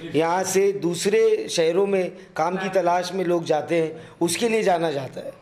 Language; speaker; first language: Hindi; non-native, local second language; Urdu